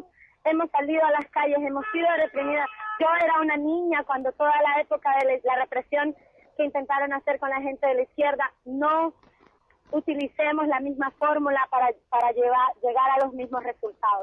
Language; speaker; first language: Spanish; native; Spanish